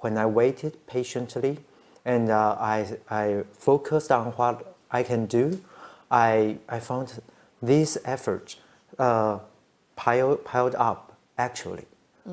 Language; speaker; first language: English; non-native, fluent; Chinese